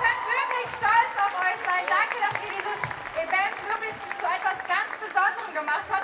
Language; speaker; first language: German; native; German